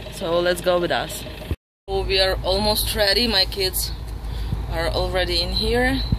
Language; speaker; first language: English; non-native, fluent; Ukrainian